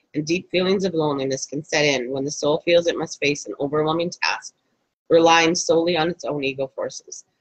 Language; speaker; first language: English; native; English